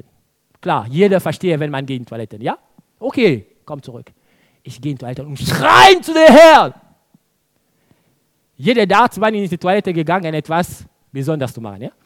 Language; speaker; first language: German; non-native, fluent; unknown